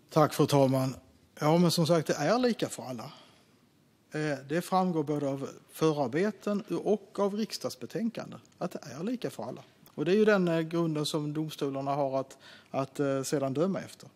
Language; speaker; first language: Swedish; native; Swedish